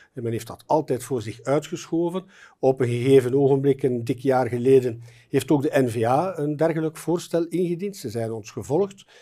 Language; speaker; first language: Dutch; native; Dutch